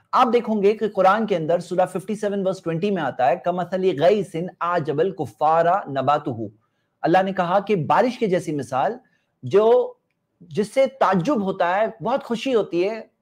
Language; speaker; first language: Hindi; non-native, local second language; Urdu